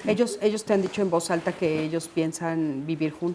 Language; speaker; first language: Spanish; native; Spanish